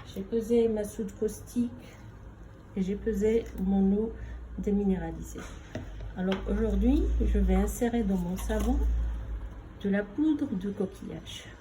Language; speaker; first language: French; non-native, local second language; Arabic